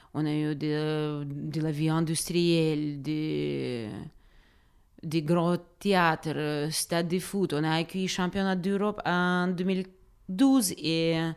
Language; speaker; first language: French; non-native, fluent; Ukrainian